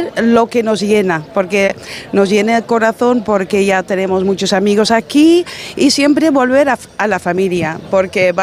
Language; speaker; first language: Spanish; non-native, fluent; Dutch